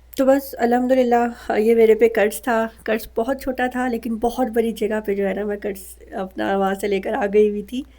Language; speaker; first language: Urdu; native; Urdu